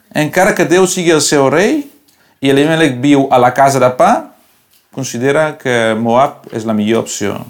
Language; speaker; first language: Catalan; non-native, local second language; Spanish